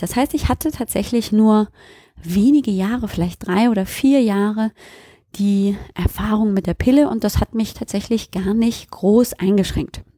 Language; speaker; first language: German; native; German